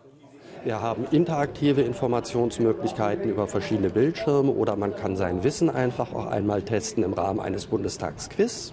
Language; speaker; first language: German; native; German